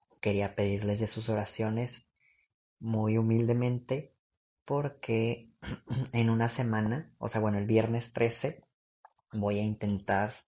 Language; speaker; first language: Spanish; native; Spanish